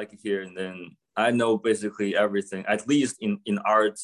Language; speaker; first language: English; non-native, fluent; Chinese